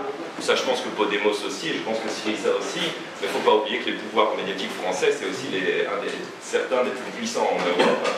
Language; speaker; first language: French; native; French